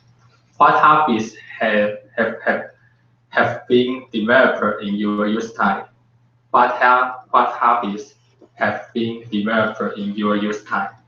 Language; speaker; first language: English; non-native, learner; Chinese